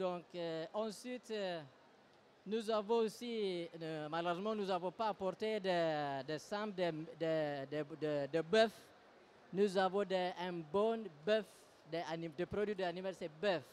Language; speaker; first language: French; non-native, learner; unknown